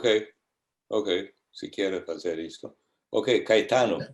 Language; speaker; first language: Portuguese; non-native, learner; English